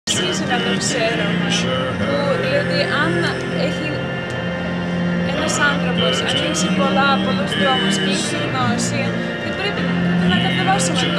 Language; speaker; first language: Greek; non-native, fluent; Ukrainian